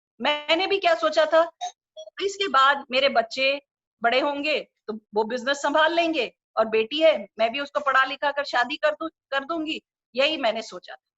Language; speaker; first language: Hindi; non-native, local second language; Urdu